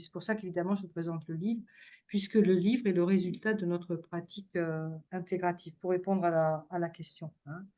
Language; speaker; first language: French; native; French